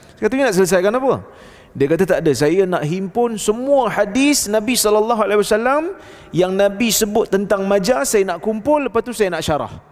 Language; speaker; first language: Malay; native; Malay